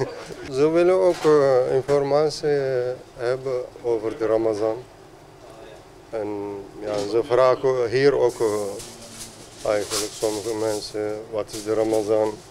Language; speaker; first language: Dutch; non-native, learner; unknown